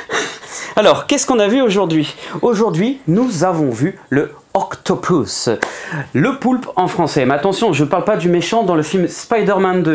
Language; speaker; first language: French; native; French